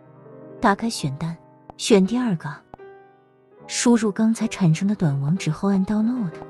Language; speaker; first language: Chinese; native; Chinese